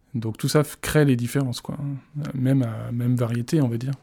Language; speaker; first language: French; native; French